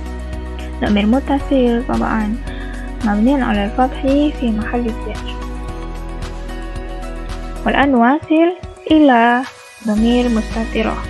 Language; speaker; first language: Arabic; non-native, learner; Indonesian